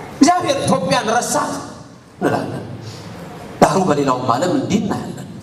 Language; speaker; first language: Amharic; native; Amharic